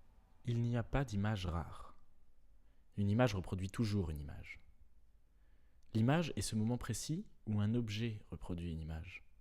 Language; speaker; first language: French; native; French